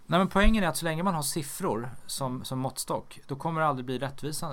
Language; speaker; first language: Swedish; native; Swedish